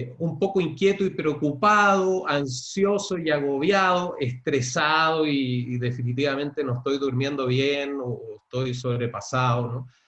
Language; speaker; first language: Spanish; native; Spanish